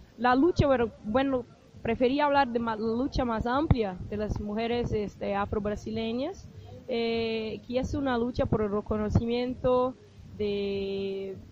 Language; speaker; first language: Spanish; non-native, fluent; Portuguese